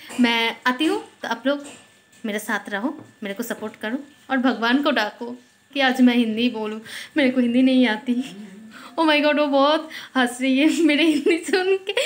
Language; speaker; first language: Hindi; non-native, local second language; Bangla